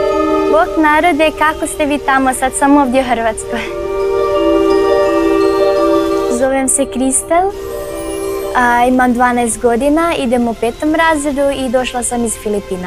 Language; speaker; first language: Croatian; early bilingual, other home language; Filipino